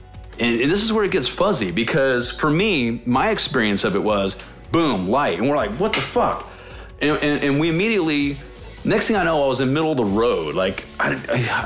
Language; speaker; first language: English; native; English